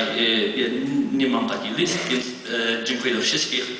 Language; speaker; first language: Polish; non-native, learner; Hebrew